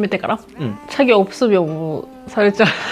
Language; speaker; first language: Korean; non-native, fluent; Japanese